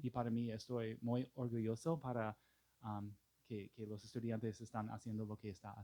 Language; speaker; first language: Spanish; non-native, fluent; English